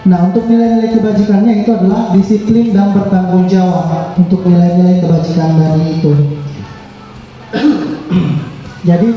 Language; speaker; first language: Indonesian; native; Indonesian